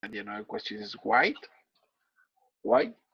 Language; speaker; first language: English; non-native, learner; Spanish